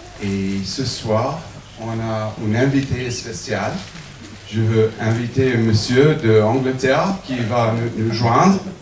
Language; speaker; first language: French; non-native, fluent; English